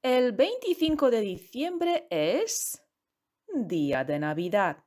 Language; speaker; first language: Spanish; non-native, fluent; Polish